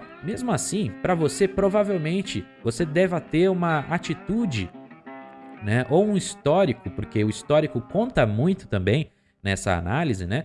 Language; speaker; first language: Portuguese; native; Portuguese